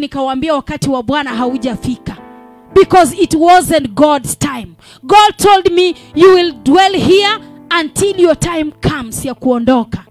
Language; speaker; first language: English; non-native, local second language; Swahili